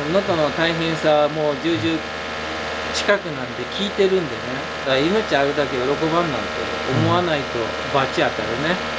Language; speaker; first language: Japanese; native; Japanese